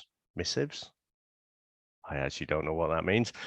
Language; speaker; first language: English; native; English